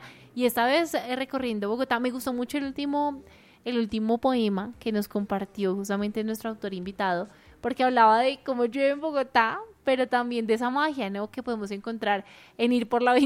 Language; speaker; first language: Spanish; native; Spanish